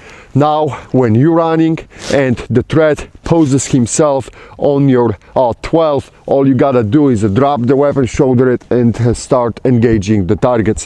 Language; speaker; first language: English; non-native, fluent; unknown